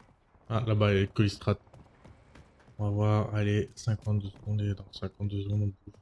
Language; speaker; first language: French; native; French